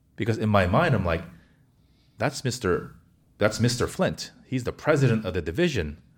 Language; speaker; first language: English; early bilingual, other home language; Korean